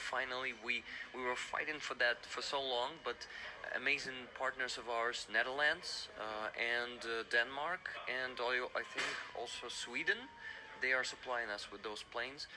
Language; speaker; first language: English; non-native, fluent; Ukrainian